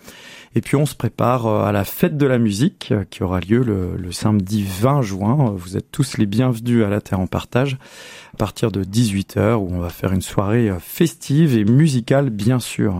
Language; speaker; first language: French; native; French